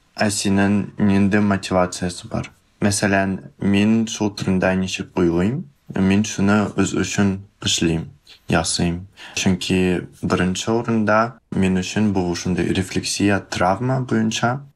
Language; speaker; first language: Tatar; early bilingual, heritage; Tatar